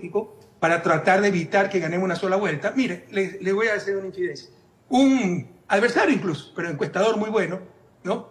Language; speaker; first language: Spanish; native; Spanish